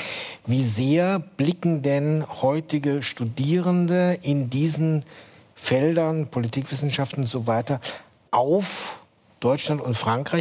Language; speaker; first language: German; native; German